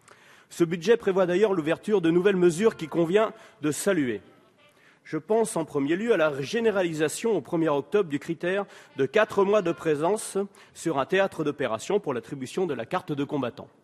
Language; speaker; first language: French; native; French